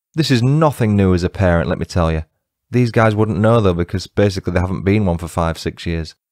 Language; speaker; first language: English; native; English